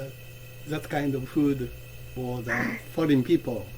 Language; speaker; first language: English; non-native, learner; Japanese